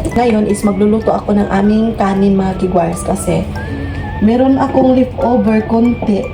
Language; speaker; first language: Filipino; non-native, local second language; Cebuano